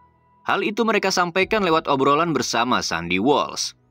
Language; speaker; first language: Indonesian; native; Indonesian